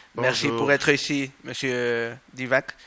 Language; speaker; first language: French; non-native, learner; Spanish